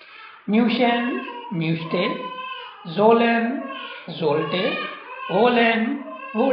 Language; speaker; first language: German; non-native, learner; Hindi